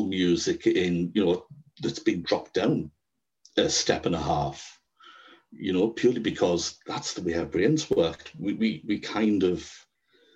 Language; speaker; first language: English; native; English